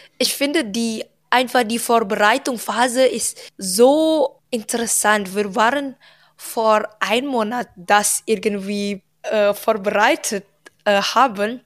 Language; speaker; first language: German; non-native, learner; Indonesian